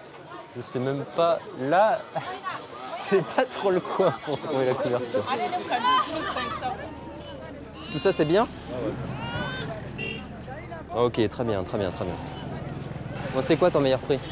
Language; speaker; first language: French; native; French